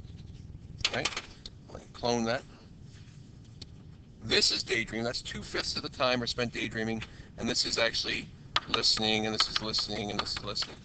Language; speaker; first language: English; native; English